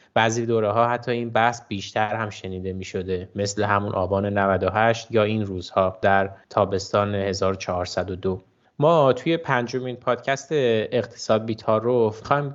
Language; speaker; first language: Persian; native; Persian